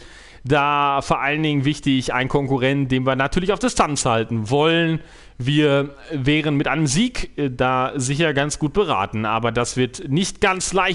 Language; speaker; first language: German; native; German